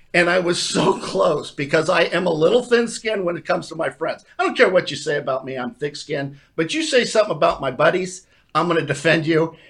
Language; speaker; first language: English; native; English